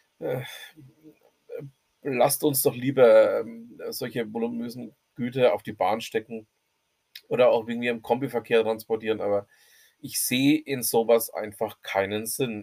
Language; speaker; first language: German; native; German